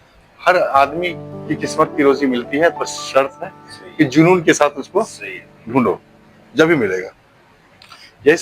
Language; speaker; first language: Hindi; native; Hindi